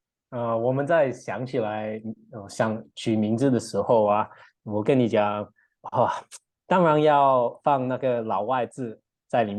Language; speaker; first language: Chinese; early bilingual, heritage; English